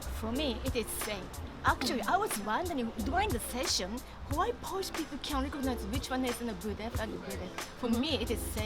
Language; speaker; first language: English; non-native, fluent; Japanese